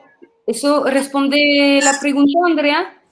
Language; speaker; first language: Spanish; non-native, fluent; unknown